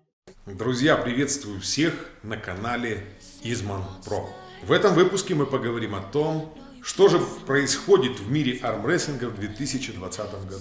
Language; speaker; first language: Russian; native; Russian